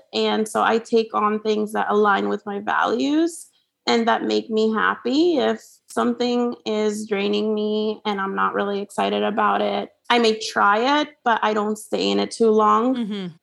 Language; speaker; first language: English; non-native, fluent; Spanish